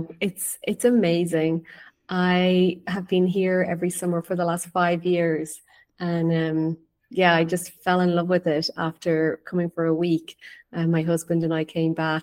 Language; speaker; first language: English; native; English